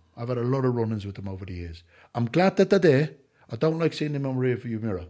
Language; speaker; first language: English; native; English